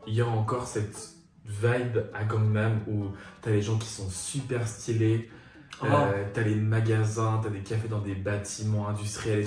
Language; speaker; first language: French; native; French